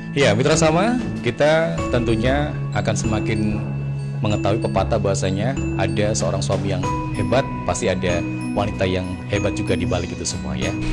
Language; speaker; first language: Indonesian; non-native, local second language; Javanese